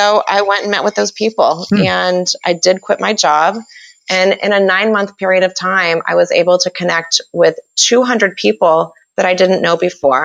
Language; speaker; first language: English; native; English